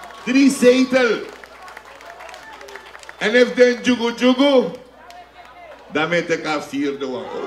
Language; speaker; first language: Dutch; non-native, local second language; Sranan Tongo